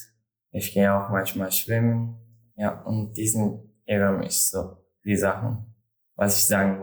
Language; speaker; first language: German; non-native, learner; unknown